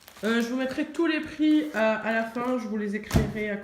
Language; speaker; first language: French; native; French